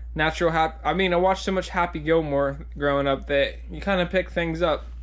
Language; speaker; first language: English; native; English